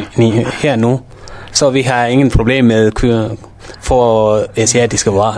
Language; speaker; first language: Danish; non-native, learner; Tamil